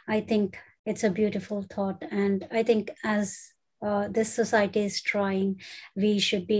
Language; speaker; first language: English; non-native, local second language; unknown